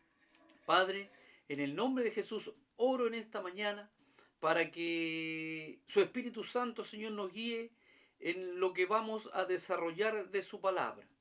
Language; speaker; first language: Spanish; native; Spanish